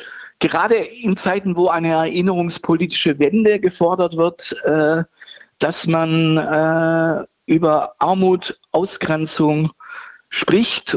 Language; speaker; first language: German; native; German